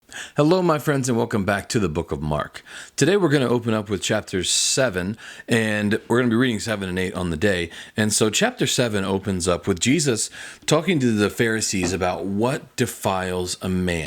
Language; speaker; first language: English; native; English